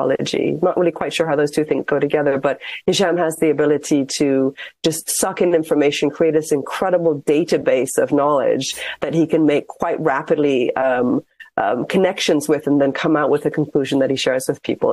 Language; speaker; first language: English; native; English